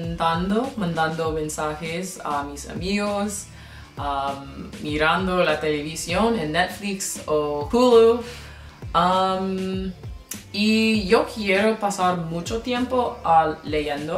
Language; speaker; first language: Spanish; non-native, learner; English